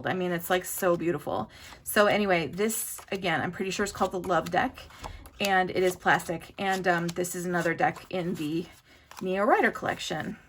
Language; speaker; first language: English; native; English